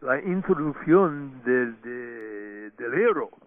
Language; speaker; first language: Spanish; non-native, fluent; English